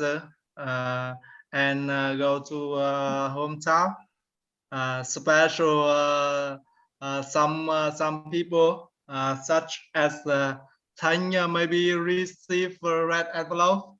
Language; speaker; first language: English; non-native, learner; Vietnamese